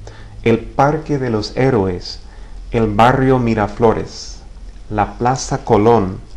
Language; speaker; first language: Spanish; non-native, fluent; English